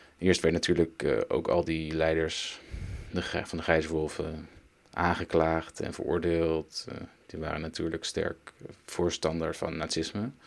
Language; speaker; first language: Dutch; early bilingual, other home language; Turkish